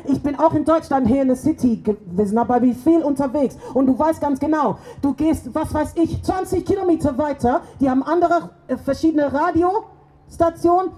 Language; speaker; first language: German; non-native, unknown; English